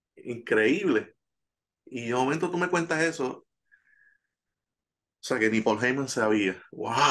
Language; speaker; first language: Spanish; native; Spanish